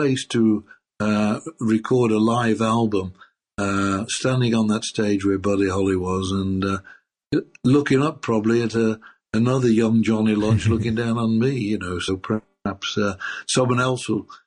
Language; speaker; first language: English; native; English